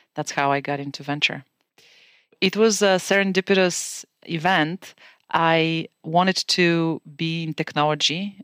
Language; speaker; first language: English; non-native, fluent; Bulgarian